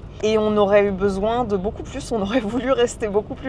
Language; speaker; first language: French; native; French